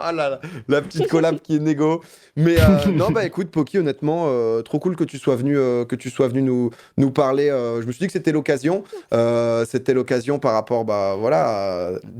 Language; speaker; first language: French; native; French